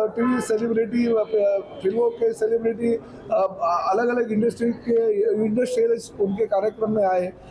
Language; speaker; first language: Hindi; non-native, local second language; Marathi